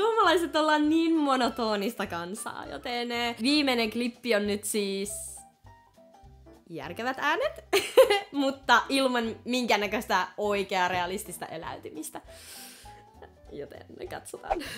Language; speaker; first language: Finnish; native; Finnish